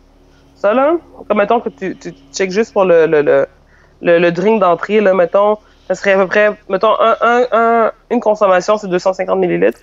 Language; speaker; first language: French; native; French